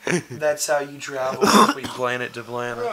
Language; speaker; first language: English; native; English